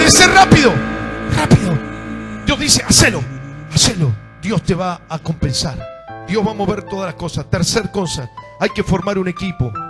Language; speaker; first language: Spanish; native; Spanish